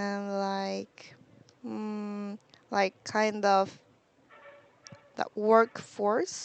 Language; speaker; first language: English; non-native, learner; Korean